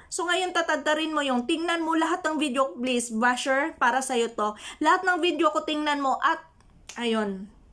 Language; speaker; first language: Filipino; non-native, local second language; Hiligaynon